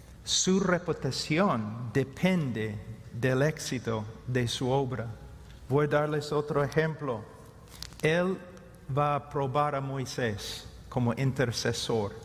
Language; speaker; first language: Spanish; non-native, fluent; English